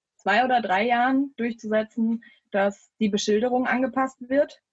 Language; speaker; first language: German; native; German